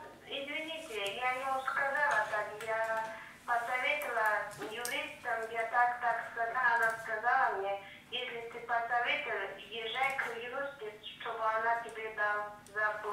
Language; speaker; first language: Russian; non-native, learner; Uzbek